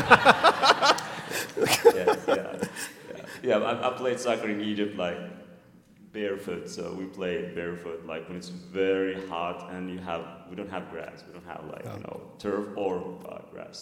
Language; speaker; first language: English; non-native, fluent; Arabic